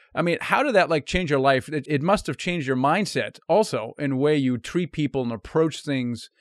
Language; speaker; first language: English; non-native, fluent; German